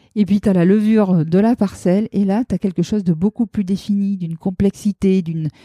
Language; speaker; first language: French; native; French